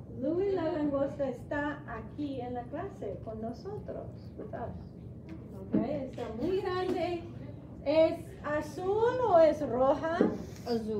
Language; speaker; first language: Spanish; non-native, fluent; English